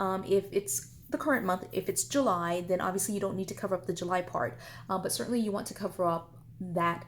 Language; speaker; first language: English; native; English